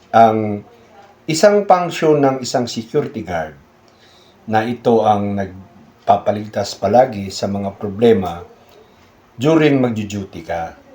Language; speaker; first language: Filipino; native; Filipino